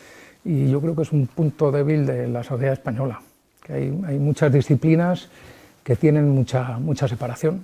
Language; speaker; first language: Spanish; native; Spanish